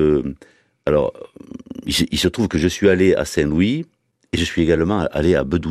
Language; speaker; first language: French; native; French